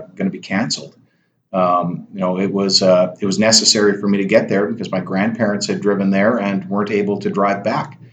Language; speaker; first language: English; native; English